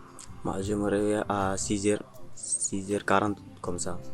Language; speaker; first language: French; non-native, learner; Mandingo